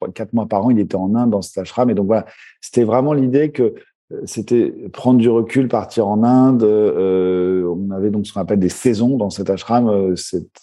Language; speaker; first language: French; native; French